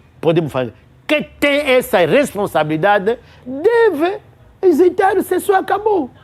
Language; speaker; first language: Portuguese; non-native, local second language; Kongo